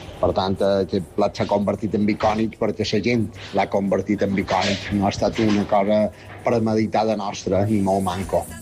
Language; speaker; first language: Catalan; native; Catalan